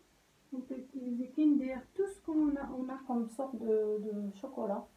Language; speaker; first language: French; non-native, local second language; Arabic